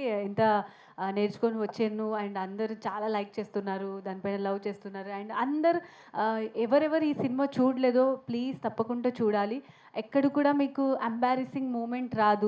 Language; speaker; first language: Telugu; non-native, learner; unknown